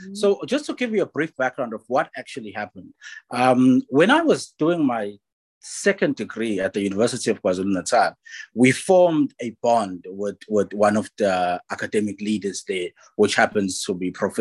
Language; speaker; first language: English; non-native, local second language; Zulu